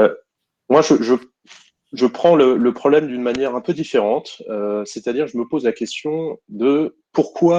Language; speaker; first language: French; native; French